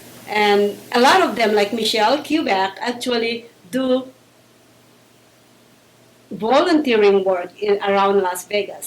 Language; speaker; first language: English; non-native, local second language; Filipino